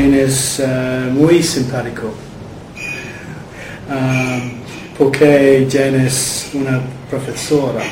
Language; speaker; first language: Spanish; non-native, learner; English